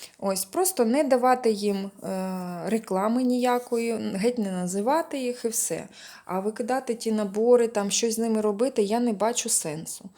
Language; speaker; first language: Ukrainian; non-native, local second language; Russian